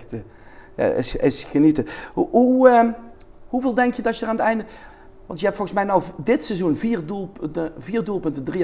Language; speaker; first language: Dutch; native; Dutch